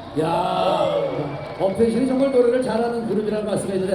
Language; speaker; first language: Korean; native; Korean